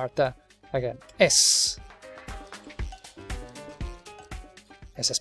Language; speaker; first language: Spanish; non-native, fluent; English